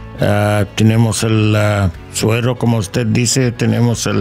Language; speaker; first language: Spanish; non-native, learner; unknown